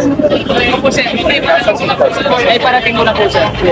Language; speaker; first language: Filipino; native; Filipino